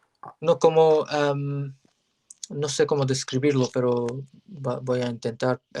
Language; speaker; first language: Spanish; non-native, learner; English